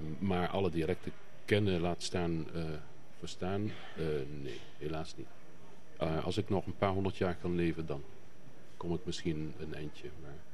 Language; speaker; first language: Dutch; native; Dutch